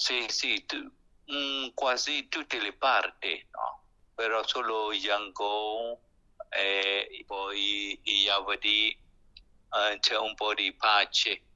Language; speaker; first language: Italian; non-native, learner; Burmese